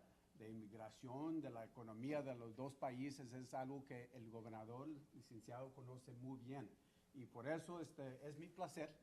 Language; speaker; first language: Spanish; early bilingual, heritage; Spanish